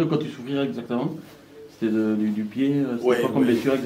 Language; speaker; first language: French; native; French